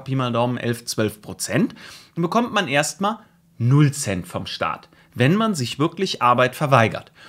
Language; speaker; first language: German; native; German